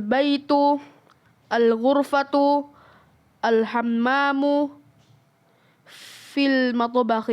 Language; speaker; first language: Arabic; non-native, learner; Indonesian